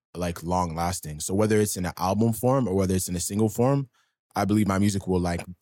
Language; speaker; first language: English; native; English